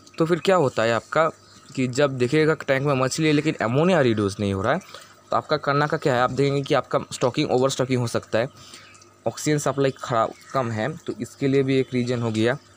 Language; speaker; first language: Hindi; non-native, local second language; Bangla